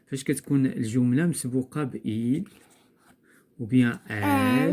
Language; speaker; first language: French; non-native, local second language; Arabic